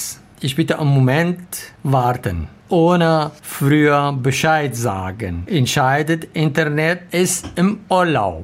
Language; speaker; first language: German; non-native, learner; Arabic